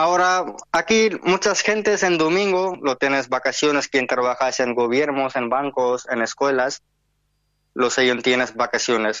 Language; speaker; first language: Spanish; non-native, learner; Hindi